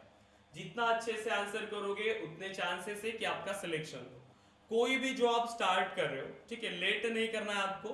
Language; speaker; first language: Hindi; native; Hindi